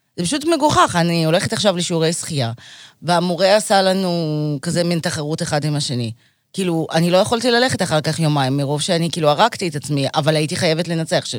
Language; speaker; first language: Hebrew; early bilingual, other home language; Russian